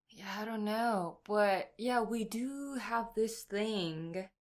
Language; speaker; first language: English; non-native, fluent; Japanese